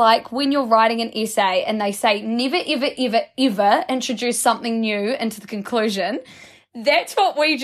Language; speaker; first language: English; native; English